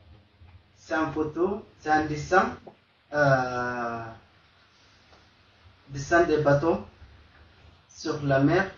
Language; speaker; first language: French; non-native, learner; Arabic